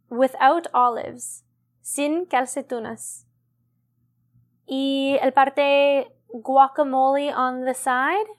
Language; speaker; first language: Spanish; non-native, learner; English